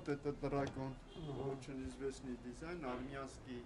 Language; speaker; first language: Russian; non-native, learner; Armenian